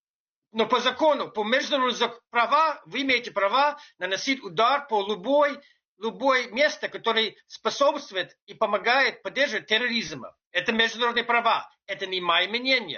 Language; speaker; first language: Russian; non-native, fluent; English